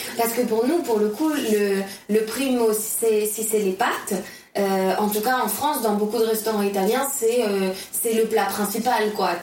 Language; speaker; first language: French; native; French